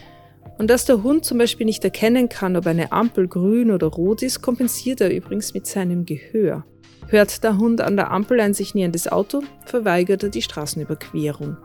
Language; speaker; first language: German; native; German